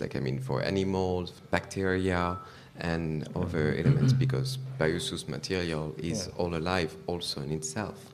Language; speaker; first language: English; non-native, fluent; French